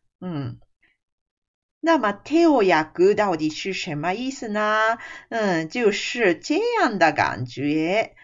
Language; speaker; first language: Chinese; non-native, fluent; Japanese